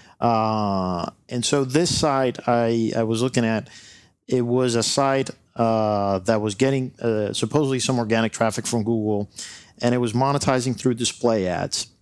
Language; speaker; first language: English; non-native, local second language; Spanish